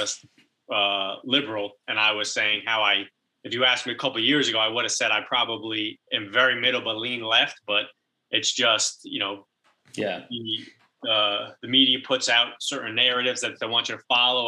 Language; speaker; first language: English; native; English